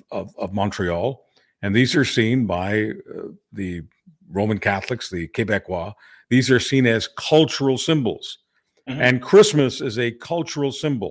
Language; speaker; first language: English; native; English